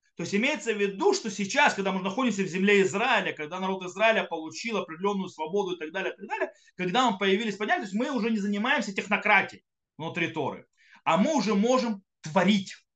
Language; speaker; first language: Russian; early bilingual, heritage; Russian